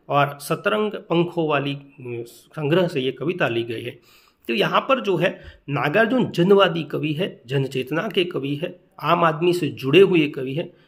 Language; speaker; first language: Hindi; non-native, local second language; Gujarati